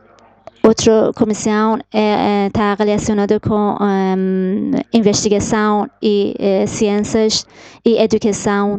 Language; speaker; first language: Portuguese; non-native, fluent; Persian